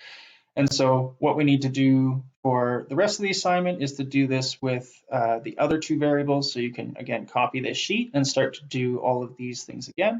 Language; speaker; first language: English; native; English